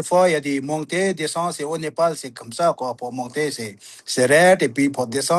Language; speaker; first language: French; non-native, learner; Sherpa